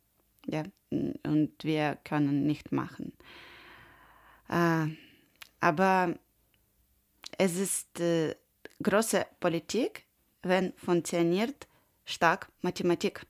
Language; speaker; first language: German; non-native, learner; Ukrainian